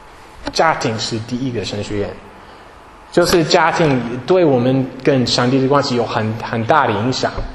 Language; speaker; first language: Chinese; non-native, fluent; English